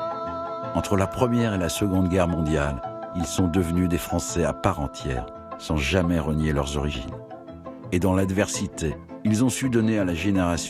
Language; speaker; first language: French; native; French